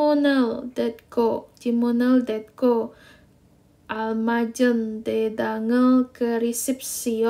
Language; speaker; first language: Korean; non-native, learner; Indonesian